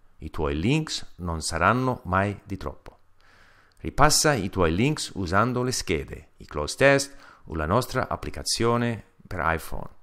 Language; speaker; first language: Italian; non-native, fluent; English